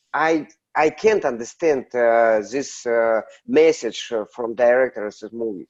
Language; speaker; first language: English; non-native, learner; Russian